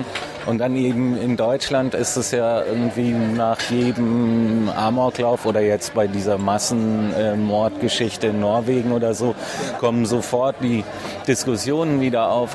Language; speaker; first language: German; native; German